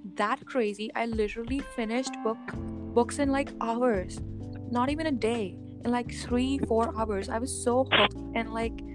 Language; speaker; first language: English; non-native, local second language; Punjabi